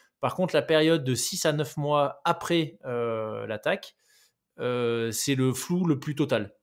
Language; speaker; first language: French; native; French